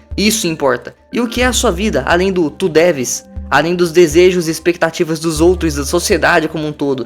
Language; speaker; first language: Portuguese; native; Portuguese